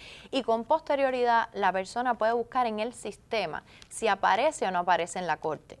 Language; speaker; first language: Spanish; native; Spanish